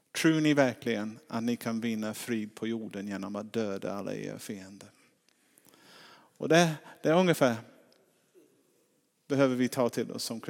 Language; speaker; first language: Swedish; non-native, fluent; English